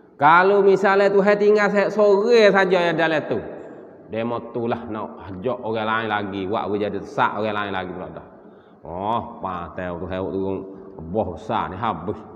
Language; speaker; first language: Malay; native; Malay